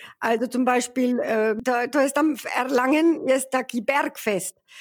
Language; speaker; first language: Polish; non-native, learner; German